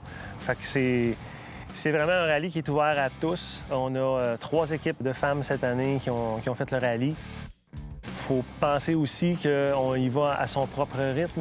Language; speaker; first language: French; native; French